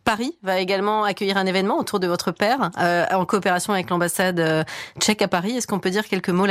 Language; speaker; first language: French; native; French